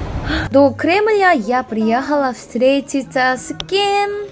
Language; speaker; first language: Russian; non-native, fluent; Korean